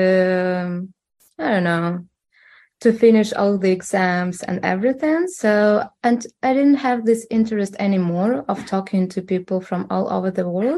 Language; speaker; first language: English; non-native, fluent; Russian